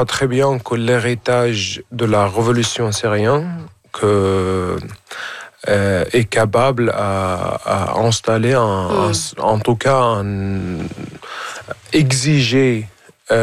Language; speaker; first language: French; non-native, fluent; Arabic